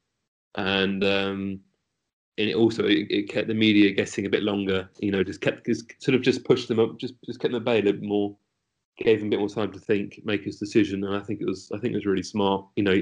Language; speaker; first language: English; native; English